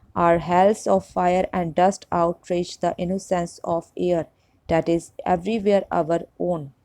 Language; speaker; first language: English; non-native, local second language; Punjabi